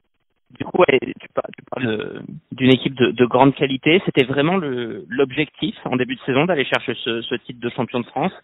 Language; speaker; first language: French; native; French